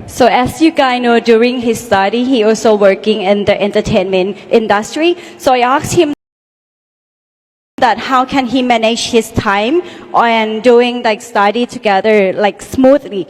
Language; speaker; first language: English; non-native, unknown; Thai